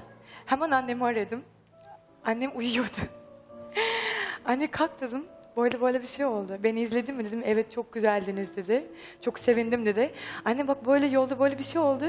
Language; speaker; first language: Turkish; non-native, fluent; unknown